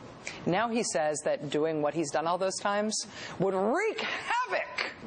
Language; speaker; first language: English; native; English